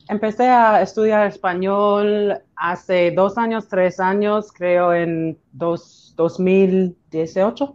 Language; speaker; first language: Spanish; non-native, learner; English